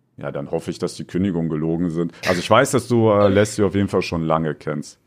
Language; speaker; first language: German; native; German